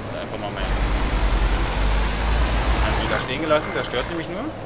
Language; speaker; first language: German; native; German